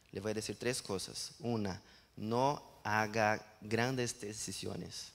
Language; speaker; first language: Spanish; non-native, learner; Portuguese